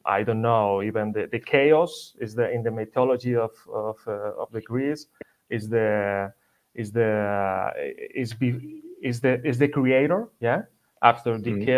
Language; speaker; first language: English; non-native, fluent; Spanish